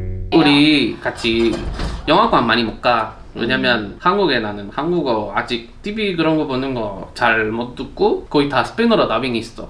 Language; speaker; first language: Korean; non-native, learner; Spanish